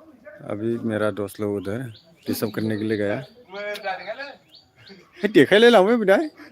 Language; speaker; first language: Hindi; non-native, local second language; Bodo